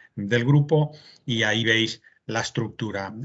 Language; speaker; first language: Spanish; native; Spanish